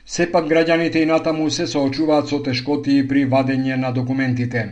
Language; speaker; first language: Macedonian; native; Macedonian